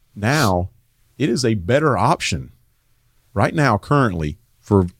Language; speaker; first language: English; native; English